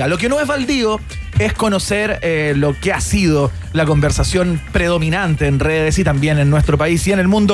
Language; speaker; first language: Spanish; native; Spanish